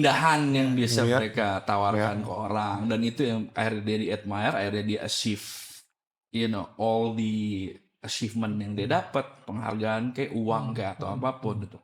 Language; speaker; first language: Indonesian; native; Indonesian